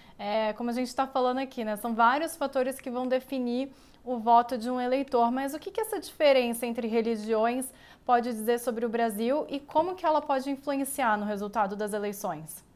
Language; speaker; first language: Portuguese; native; Portuguese